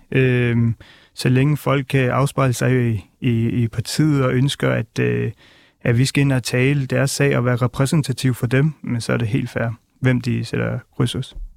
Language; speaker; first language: Danish; early bilingual, other home language; Punjabi